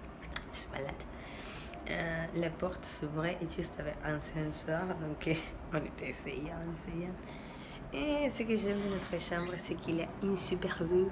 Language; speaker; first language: French; non-native, learner; Spanish